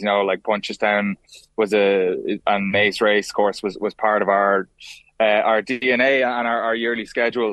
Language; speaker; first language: English; native; English